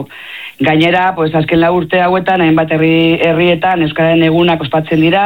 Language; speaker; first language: Basque; non-native, local second language; Spanish